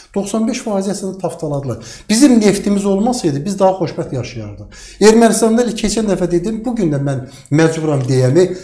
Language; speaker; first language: Azerbaijani; native; Azerbaijani